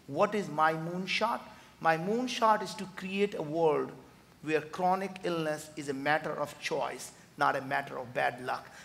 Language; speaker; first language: English; non-native, local second language; Hindi